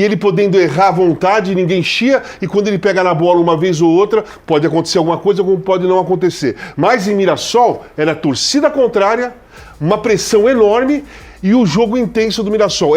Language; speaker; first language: Portuguese; native; Portuguese